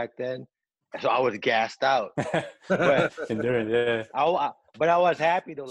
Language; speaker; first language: English; non-native, local second language; Filipino